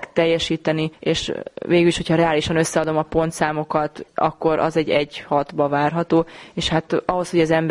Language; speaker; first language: Hungarian; native; Hungarian